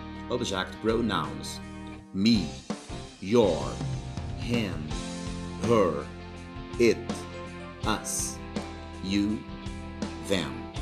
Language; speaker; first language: English; non-native, fluent; Portuguese